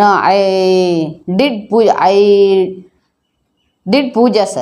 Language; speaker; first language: English; non-native, learner; Telugu